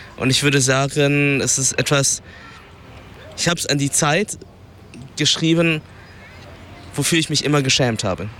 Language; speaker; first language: German; early bilingual, other home language; Vietnamese